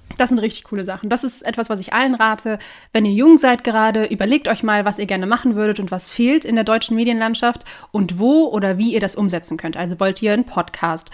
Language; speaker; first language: German; native; German